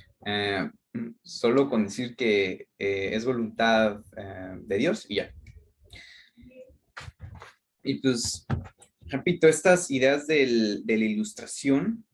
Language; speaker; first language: Spanish; native; Spanish